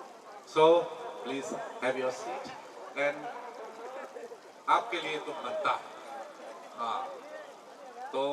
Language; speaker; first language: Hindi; non-native, local second language; Kok Borok